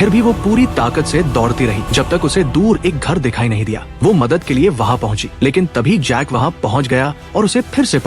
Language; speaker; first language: Hindi; native; Hindi